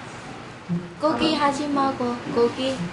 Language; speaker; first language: Korean; non-native, learner; Vietnamese